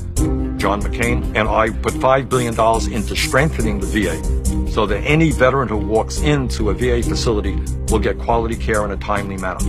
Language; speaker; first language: English; native; English